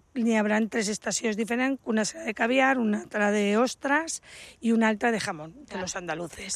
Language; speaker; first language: Catalan; non-native, local second language; Spanish